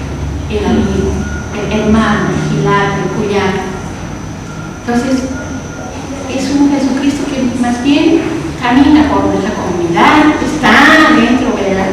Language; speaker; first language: Spanish; non-native, local second language; Aymara